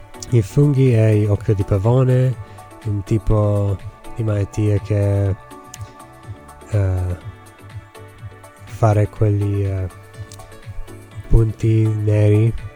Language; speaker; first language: Italian; non-native, learner; English